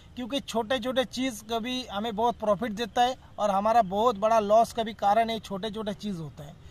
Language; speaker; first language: Hindi; non-native, local second language; Bangla